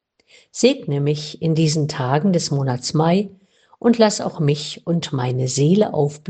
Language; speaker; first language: German; native; German